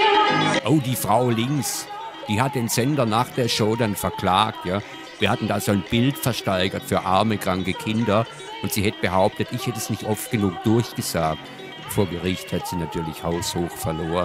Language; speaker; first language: German; native; German